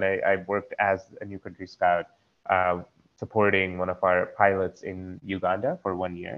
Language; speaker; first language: English; non-native, local second language; Marathi